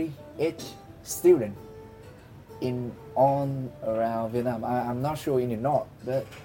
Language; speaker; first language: English; non-native, learner; Vietnamese